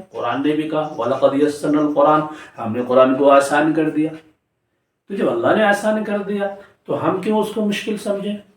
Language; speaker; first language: Urdu; native; Urdu